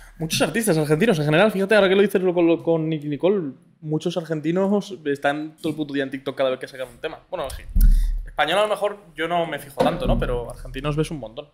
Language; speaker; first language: Spanish; native; Spanish